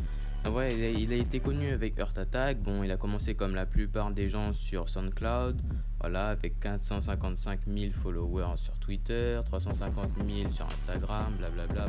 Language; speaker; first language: French; native; French